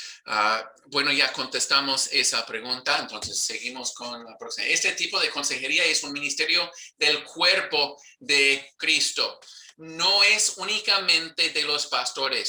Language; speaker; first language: Spanish; non-native, fluent; English